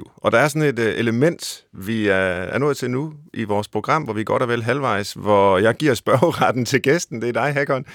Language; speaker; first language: Danish; native; Danish